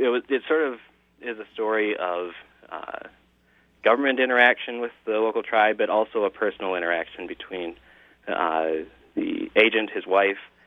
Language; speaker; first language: English; native; English